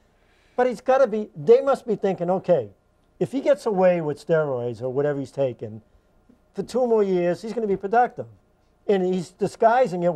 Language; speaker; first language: English; native; English